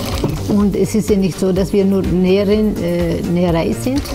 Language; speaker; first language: German; non-native, fluent; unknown